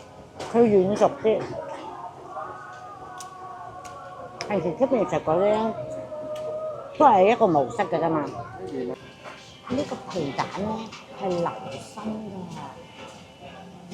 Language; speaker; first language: Cantonese; native; Cantonese